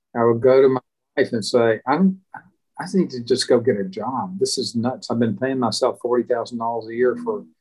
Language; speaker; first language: English; native; English